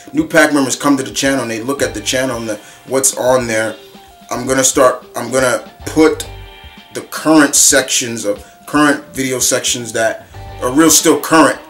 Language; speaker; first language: English; native; English